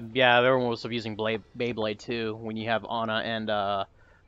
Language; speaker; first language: English; native; English